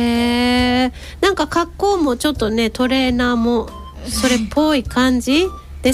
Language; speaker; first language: Japanese; native; Japanese